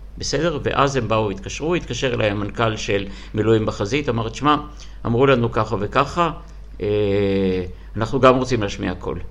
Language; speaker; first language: Hebrew; non-native, fluent; Russian